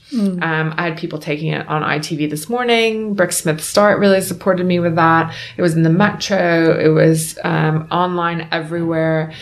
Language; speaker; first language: English; native; English